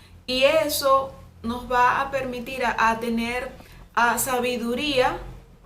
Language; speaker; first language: Spanish; native; Spanish